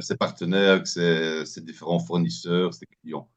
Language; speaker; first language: French; native; French